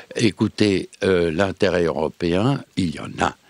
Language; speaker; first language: French; non-native, fluent; Serbian